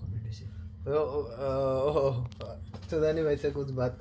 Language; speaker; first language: Hindi; non-native, local second language; Assamese